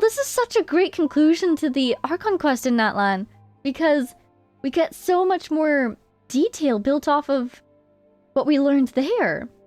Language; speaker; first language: English; native; English